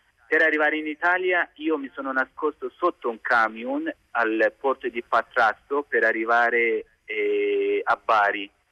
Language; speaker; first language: Italian; non-native, fluent; Hazaragi